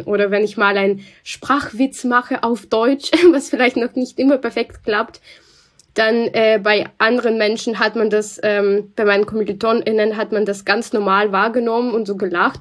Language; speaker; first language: German; non-native, fluent; Russian